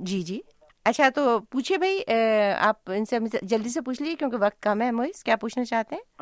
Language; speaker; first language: Urdu; native; Urdu